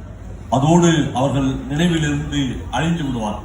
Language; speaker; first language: Tamil; native; Tamil